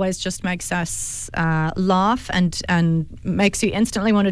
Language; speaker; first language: English; native; English